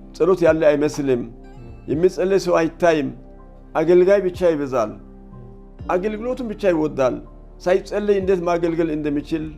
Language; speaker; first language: Amharic; non-native, local second language; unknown